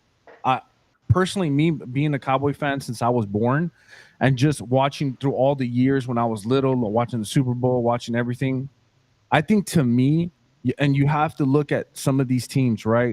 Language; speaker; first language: English; native; English